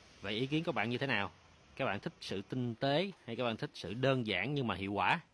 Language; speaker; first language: Vietnamese; native; Vietnamese